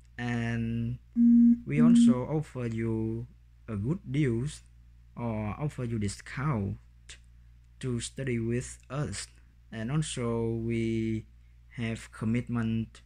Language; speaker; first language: English; non-native, learner; Vietnamese